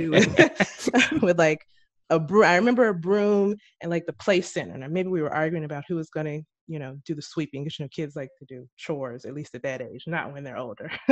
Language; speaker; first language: English; native; English